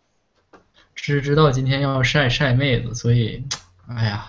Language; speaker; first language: Chinese; native; Chinese